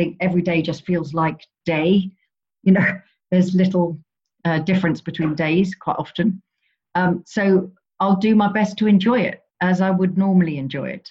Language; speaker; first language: English; native; English